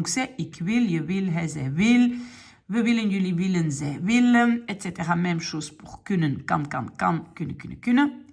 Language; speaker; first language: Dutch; non-native, local second language; French